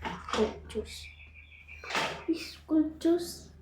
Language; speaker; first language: English; non-native, learner; Cebuano